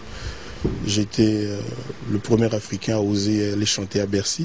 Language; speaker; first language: French; non-native, local second language; Lingala